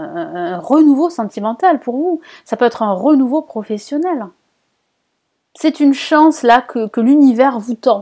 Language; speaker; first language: French; native; French